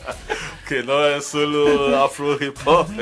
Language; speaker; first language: Spanish; non-native, learner; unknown